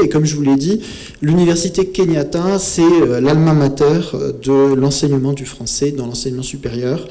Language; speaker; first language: French; native; French